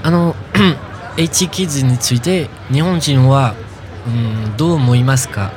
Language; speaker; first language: Japanese; non-native, learner; French